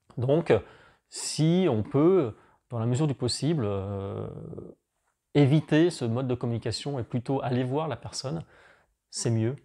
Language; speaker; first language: French; native; French